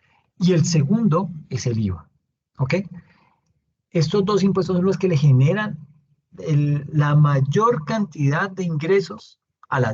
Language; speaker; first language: Spanish; native; Spanish